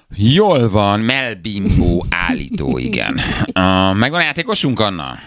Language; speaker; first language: Hungarian; native; Hungarian